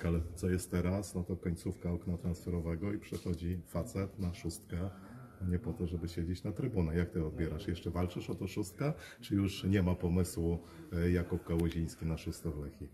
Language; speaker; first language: Polish; native; Polish